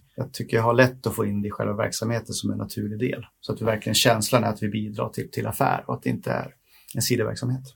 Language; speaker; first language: Swedish; native; Swedish